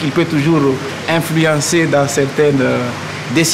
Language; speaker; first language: French; native; French